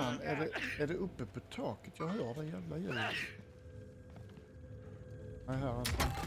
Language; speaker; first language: Swedish; native; Swedish